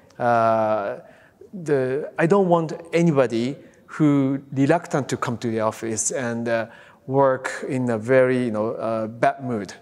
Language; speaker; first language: English; non-native, fluent; Japanese